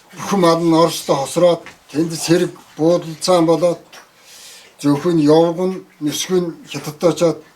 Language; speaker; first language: Mongolian; non-native, local second language; Tuvinian